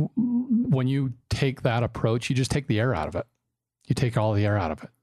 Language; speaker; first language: English; native; English